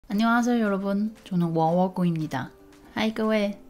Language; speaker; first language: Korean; non-native, fluent; Chinese